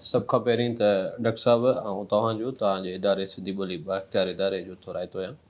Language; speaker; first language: Sindhi; native; Sindhi